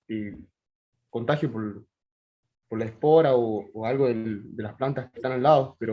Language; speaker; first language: Spanish; native; Spanish